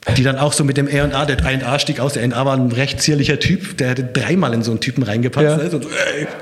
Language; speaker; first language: German; native; German